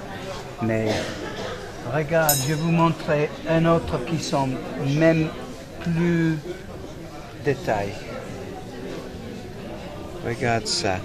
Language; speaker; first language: French; non-native, learner; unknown